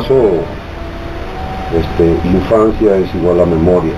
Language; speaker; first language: Spanish; native; Spanish